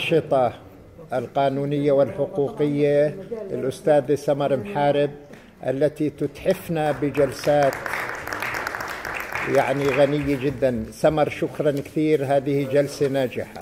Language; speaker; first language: Arabic; native; Arabic